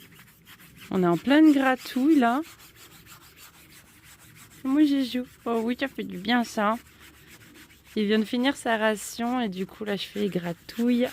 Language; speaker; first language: French; native; French